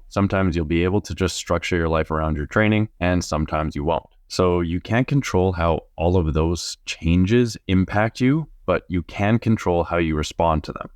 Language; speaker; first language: English; native; English